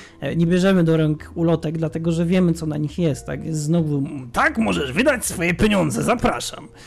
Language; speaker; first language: Polish; native; Polish